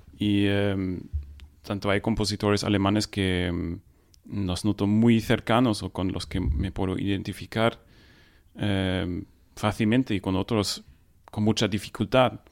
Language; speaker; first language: Spanish; non-native, fluent; German